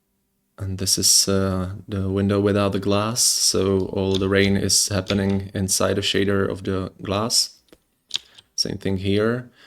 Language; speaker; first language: English; non-native, fluent; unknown